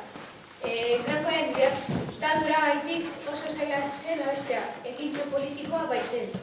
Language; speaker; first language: Basque; non-native, local second language; Spanish